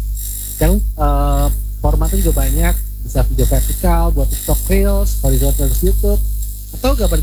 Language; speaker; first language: Indonesian; native; Indonesian